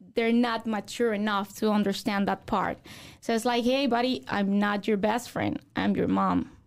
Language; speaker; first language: English; non-native, fluent; Spanish